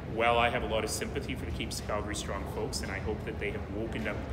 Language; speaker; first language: English; native; English